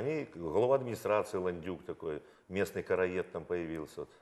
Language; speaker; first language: Russian; non-native, local second language; Ukrainian